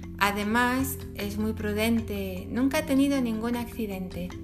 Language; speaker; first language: Spanish; non-native, learner; English